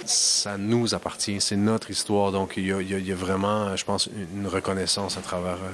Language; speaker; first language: French; native; French